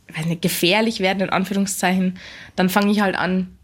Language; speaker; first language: German; native; German